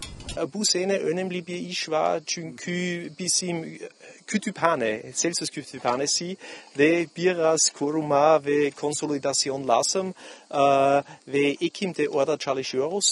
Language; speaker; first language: Turkish; non-native, fluent; German